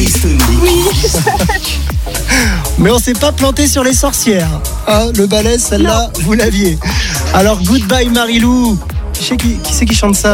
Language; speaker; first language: French; native; French